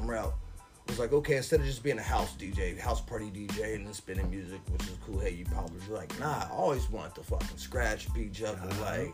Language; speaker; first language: English; native; English